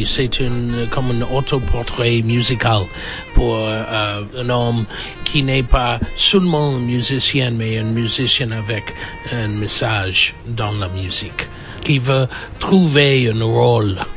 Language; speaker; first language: French; non-native, fluent; English